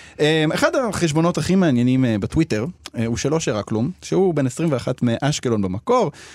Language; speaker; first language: Hebrew; native; Hebrew